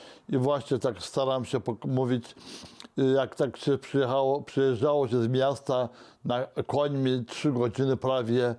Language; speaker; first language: Polish; early bilingual, heritage; Polish